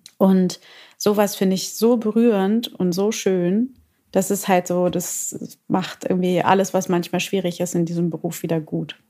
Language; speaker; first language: German; early bilingual, other home language; Portuguese